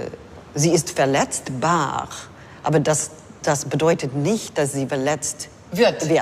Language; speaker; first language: German; non-native, fluent; English